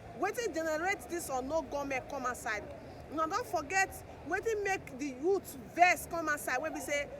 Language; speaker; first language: Nigerian Pidgin; non-native, local second language; Igbo